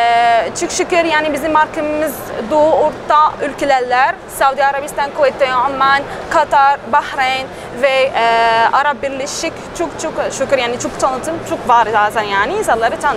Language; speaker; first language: Turkish; non-native, learner; Arabic